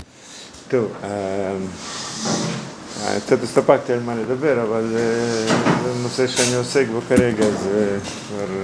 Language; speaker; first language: Hebrew; non-native, fluent; Russian